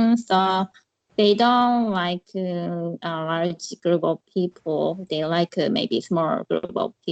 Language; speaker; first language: English; non-native, learner; Korean